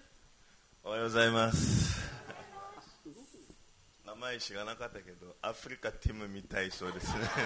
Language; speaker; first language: Japanese; non-native, learner; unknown